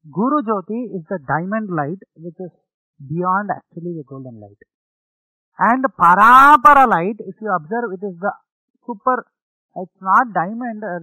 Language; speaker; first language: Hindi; non-native, local second language; Telugu